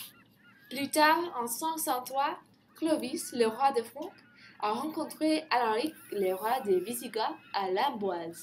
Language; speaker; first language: French; non-native, learner; English